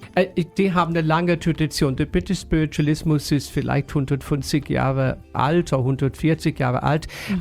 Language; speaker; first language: German; non-native, fluent; English